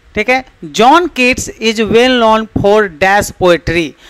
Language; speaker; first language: Hindi; native; Hindi